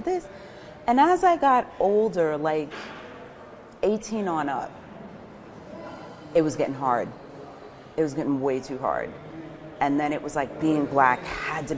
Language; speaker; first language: English; native; English